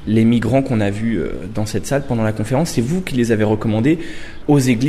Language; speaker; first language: French; native; French